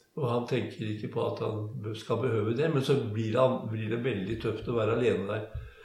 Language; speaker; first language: Norwegian; native; Norwegian